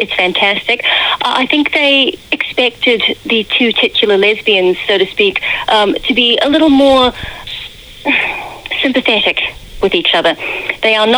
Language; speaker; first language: English; native; English